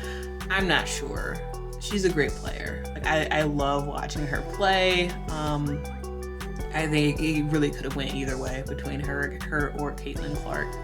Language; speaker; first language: English; native; English